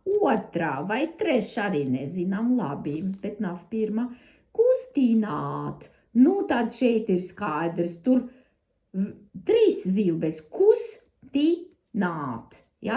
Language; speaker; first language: Latvian; non-native, learner; Russian